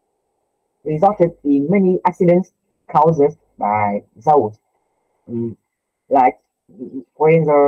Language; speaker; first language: English; non-native, learner; Vietnamese